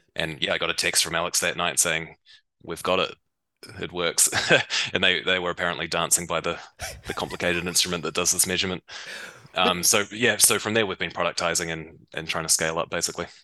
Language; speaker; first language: English; native; English